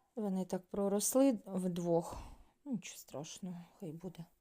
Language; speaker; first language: Ukrainian; native; Ukrainian